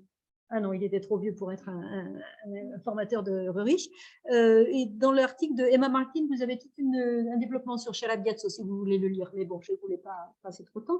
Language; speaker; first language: French; native; French